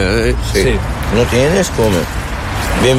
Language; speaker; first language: Spanish; non-native, learner; Arabic